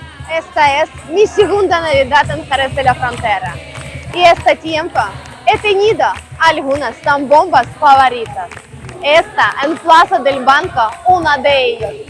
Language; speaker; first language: Spanish; non-native, learner; Ukrainian